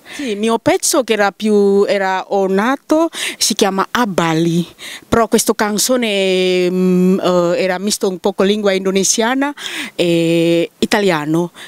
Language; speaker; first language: Italian; non-native, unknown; Indonesian